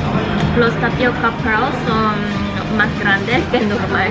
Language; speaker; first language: Spanish; non-native, learner; Korean